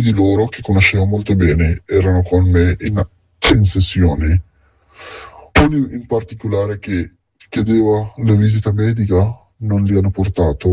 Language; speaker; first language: Italian; non-native, fluent; Arabic